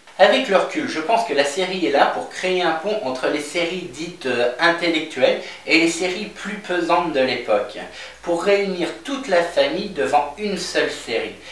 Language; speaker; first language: French; native; French